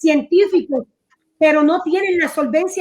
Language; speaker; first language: Spanish; native; Spanish